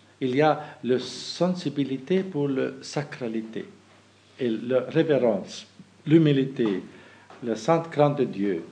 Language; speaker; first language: French; non-native, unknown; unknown